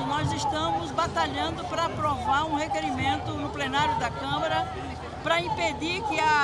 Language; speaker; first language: Portuguese; native; Portuguese